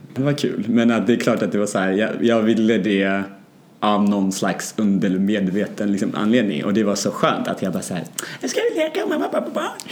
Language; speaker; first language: Swedish; early bilingual, other home language; Amharic